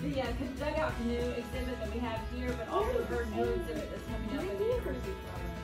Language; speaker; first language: English; native; English